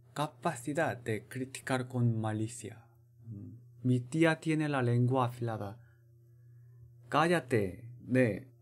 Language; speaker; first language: Spanish; non-native, learner; Korean